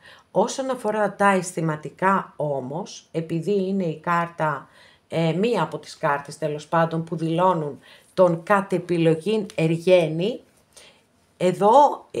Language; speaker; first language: Greek; native; Greek